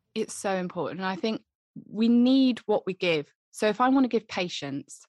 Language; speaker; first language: English; native; English